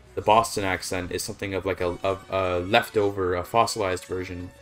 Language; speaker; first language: English; native; English